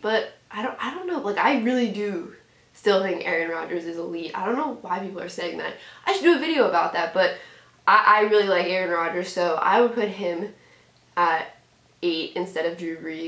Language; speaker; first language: English; native; English